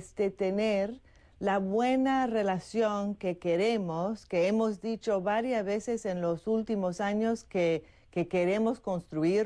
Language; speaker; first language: Spanish; non-native, fluent; English